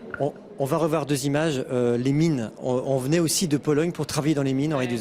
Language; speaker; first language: French; native; French